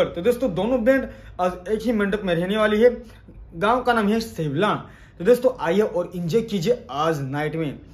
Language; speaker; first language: Hindi; non-native, local second language; Gamit